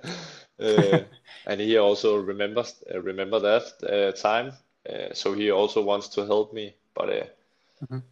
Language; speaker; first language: English; non-native, fluent; Danish